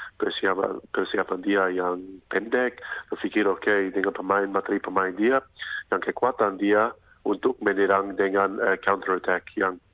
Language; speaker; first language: Indonesian; non-native, fluent; English